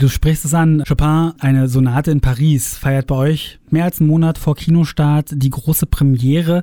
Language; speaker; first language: German; native; German